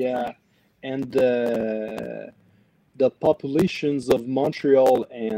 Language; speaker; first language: English; non-native, learner; French